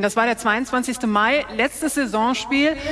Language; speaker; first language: German; native; German